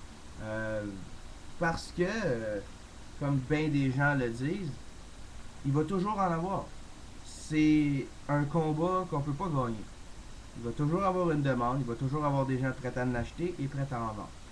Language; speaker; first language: French; native; French